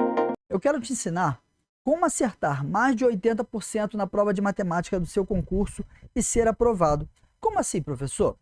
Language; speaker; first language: Portuguese; native; Portuguese